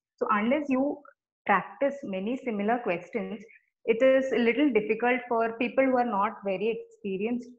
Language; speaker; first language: English; non-native, local second language; Malayalam